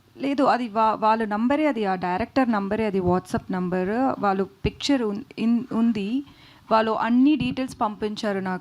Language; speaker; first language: Telugu; non-native, learner; Tamil